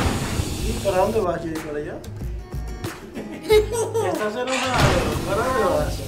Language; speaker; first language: Spanish; native; Spanish